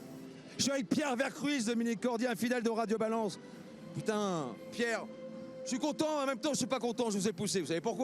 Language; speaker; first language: French; native; French